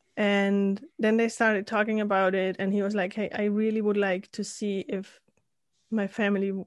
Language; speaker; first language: English; non-native, fluent; German